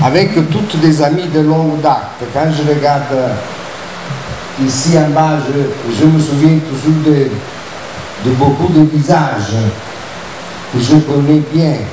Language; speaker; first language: French; non-native, fluent; Italian